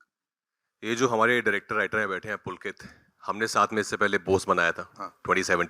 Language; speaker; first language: Hindi; native; Hindi